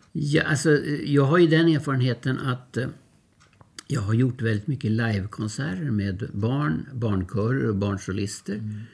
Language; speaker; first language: Swedish; early bilingual, other home language; German